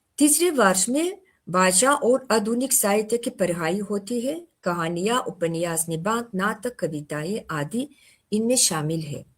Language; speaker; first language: Hindi; non-native, fluent; Tajik